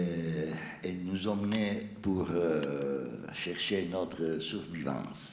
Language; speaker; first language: French; non-native, fluent; Italian